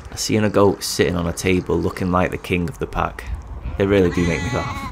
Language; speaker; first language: English; native; English